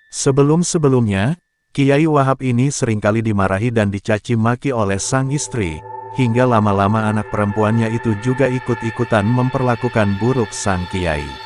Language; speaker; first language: Indonesian; native; Indonesian